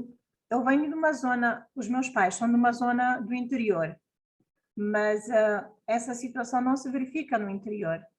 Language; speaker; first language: Portuguese; non-native, local second language; Kabuverdianu